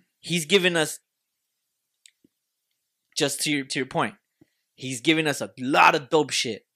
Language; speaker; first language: English; early bilingual, other home language; Spanish